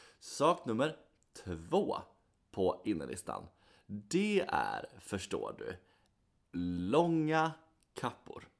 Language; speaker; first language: Swedish; native; Swedish